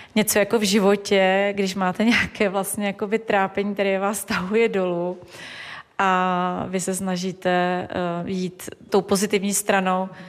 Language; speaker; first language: Czech; native; Czech